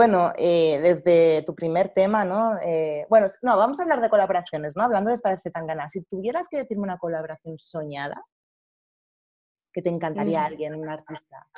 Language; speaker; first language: Spanish; native; Spanish